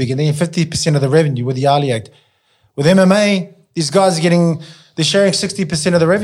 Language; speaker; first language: English; native; English